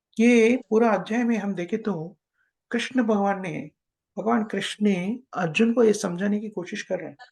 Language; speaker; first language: Hindi; non-native, local second language; Telugu